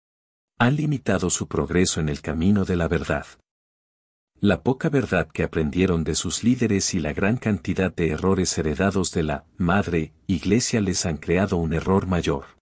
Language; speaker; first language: Spanish; native; Spanish